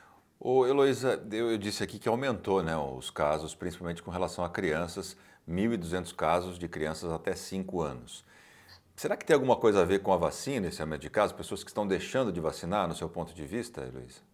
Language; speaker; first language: Portuguese; native; Portuguese